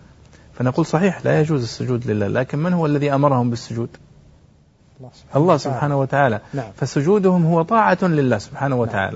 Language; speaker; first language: Arabic; native; Arabic